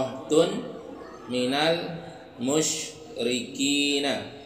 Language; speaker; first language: Arabic; non-native, fluent; Indonesian